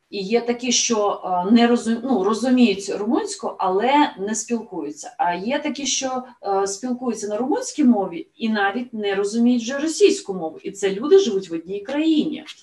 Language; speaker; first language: Ukrainian; native; Ukrainian